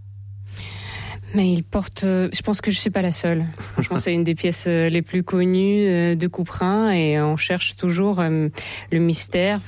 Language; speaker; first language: French; non-native, fluent; Russian